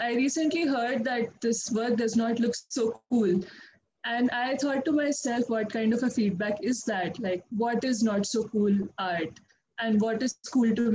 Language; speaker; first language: English; non-native, local second language; Hindi